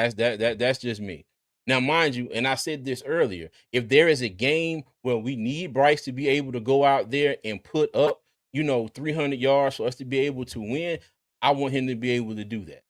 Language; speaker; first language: English; native; English